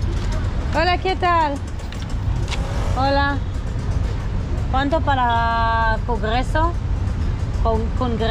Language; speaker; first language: Spanish; non-native, learner; Hebrew